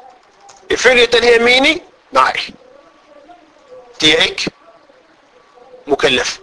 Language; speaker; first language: Danish; non-native, fluent; Arabic